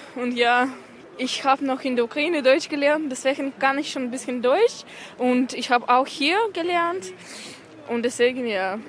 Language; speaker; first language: German; non-native, learner; Ukrainian